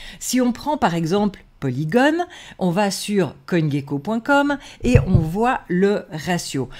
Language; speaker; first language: French; native; French